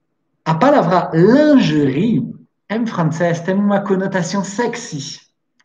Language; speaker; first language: Portuguese; non-native, fluent; French